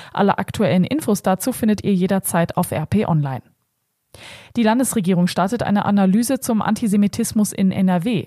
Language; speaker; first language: German; native; German